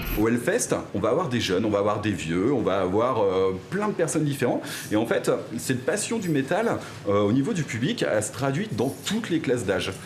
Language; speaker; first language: French; native; French